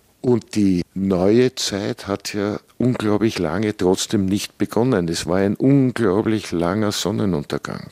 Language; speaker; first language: German; native; German